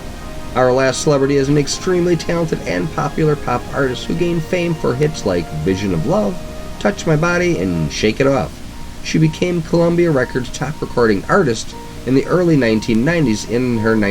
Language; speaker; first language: English; native; English